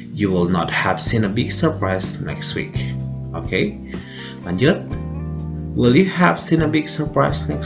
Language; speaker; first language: English; non-native, fluent; Indonesian